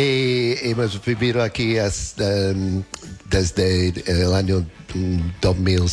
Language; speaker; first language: Spanish; non-native, learner; English